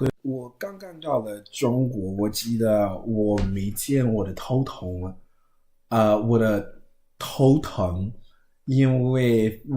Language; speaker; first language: Chinese; non-native, learner; English